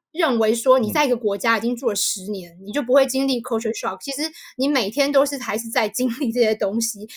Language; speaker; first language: Chinese; native; Chinese